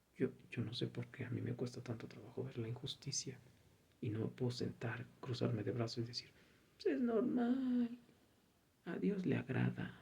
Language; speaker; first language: Spanish; native; Spanish